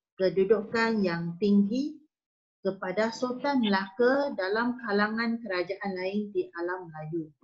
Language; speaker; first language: Malay; native; Malay